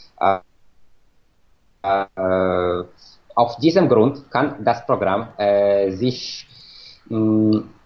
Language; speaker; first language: German; non-native, fluent; Russian